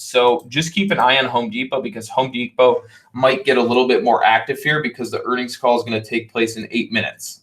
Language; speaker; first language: English; native; English